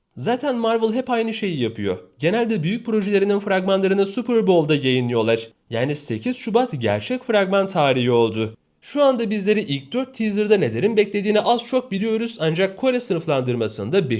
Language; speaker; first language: Turkish; native; Turkish